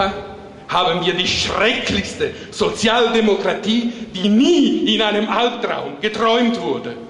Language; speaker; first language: German; non-native, fluent; Italian